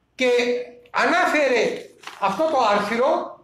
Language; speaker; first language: Greek; non-native, fluent; Urdu